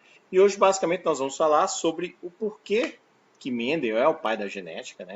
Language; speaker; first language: Portuguese; native; Portuguese